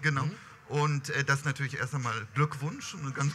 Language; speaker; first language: German; native; German